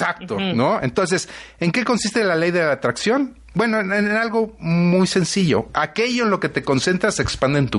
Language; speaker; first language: Spanish; native; Spanish